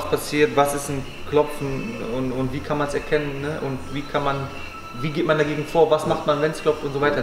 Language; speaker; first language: German; native; German